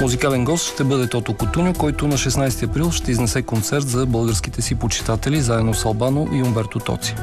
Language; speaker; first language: Bulgarian; native; Bulgarian